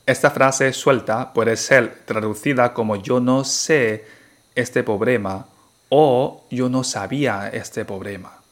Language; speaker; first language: Spanish; non-native, fluent; Chinese